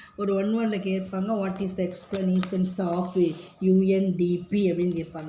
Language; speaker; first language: Tamil; native; Tamil